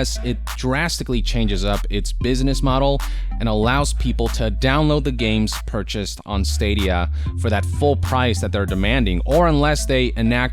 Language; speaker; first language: English; native; English